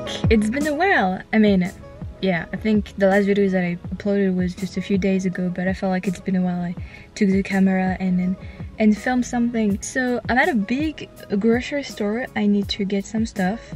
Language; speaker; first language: English; non-native, fluent; French